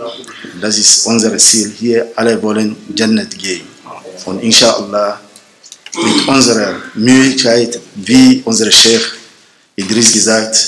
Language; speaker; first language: German; non-native, learner; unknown